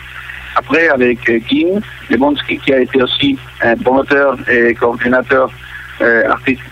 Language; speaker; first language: French; non-native, local second language; Catalan